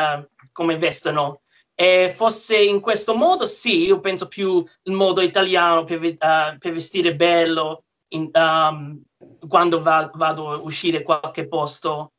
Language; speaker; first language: Italian; early bilingual, heritage; English